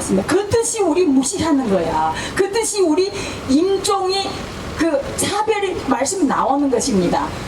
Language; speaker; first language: Korean; non-native, fluent; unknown